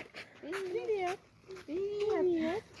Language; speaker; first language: Russian; native; Russian